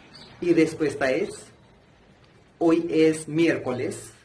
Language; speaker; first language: Spanish; non-native, fluent; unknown